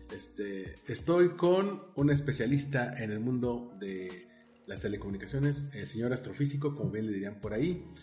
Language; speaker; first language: Spanish; native; Spanish